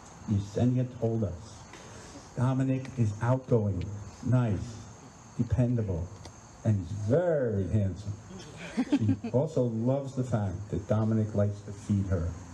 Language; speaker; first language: English; native; English